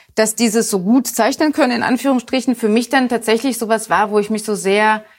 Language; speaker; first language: German; early bilingual, other home language; Polish